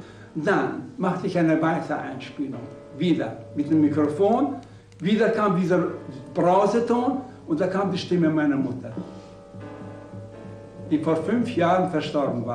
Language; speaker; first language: German; non-native, fluent; Swedish